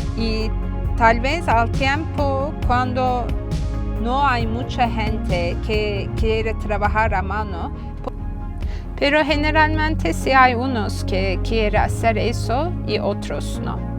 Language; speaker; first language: Spanish; non-native, fluent; Turkish